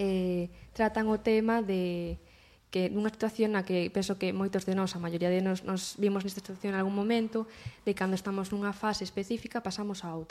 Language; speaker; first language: Galician; native; Galician